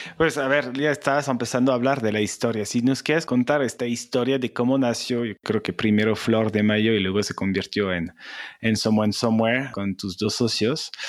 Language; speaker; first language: Spanish; non-native, fluent; French